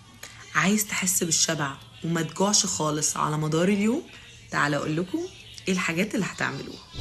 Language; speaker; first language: Arabic; native; Arabic